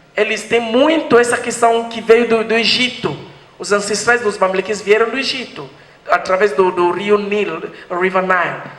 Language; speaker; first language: Portuguese; non-native, fluent; French